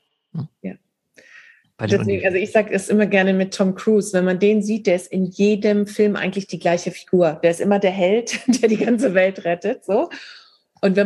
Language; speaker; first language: German; native; German